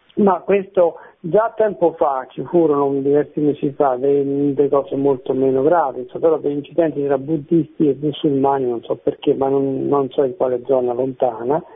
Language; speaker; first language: Italian; native; Italian